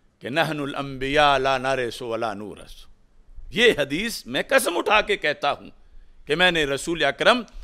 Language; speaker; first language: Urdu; non-native, local second language; Punjabi